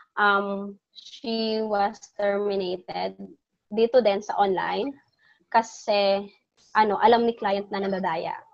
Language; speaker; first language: Filipino; non-native, local second language; Cebuano